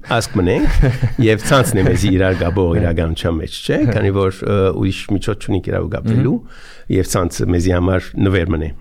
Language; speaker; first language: Armenian; early bilingual, heritage; Armenian